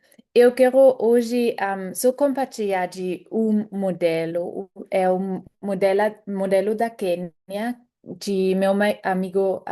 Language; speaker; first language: Portuguese; non-native, fluent; German